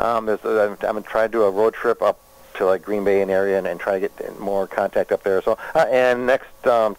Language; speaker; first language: English; native; English